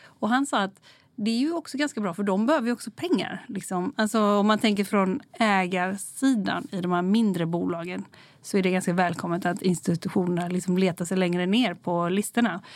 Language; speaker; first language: Swedish; native; Swedish